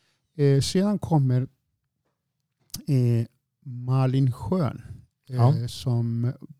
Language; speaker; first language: Swedish; non-native, fluent; Icelandic